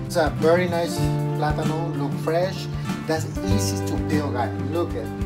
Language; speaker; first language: English; non-native, learner; Spanish